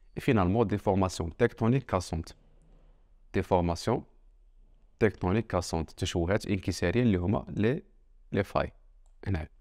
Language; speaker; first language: French; non-native, local second language; Arabic